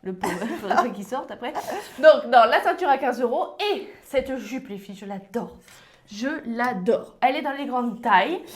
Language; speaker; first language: French; native; French